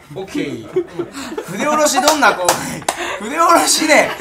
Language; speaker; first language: Japanese; native; Japanese